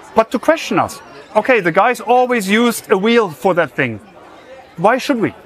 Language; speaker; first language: English; non-native, fluent; German